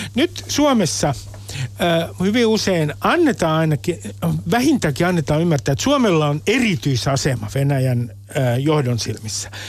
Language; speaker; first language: Finnish; native; Finnish